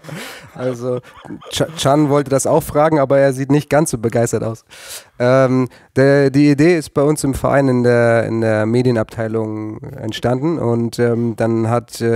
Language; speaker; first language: German; native; German